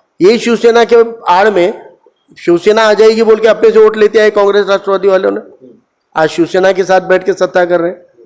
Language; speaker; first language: Hindi; non-native, local second language; Urdu